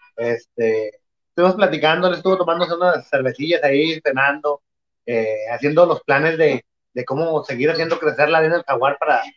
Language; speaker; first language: Spanish; native; Spanish